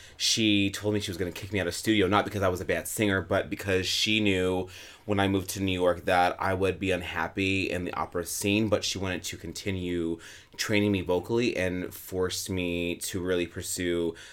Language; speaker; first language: English; native; English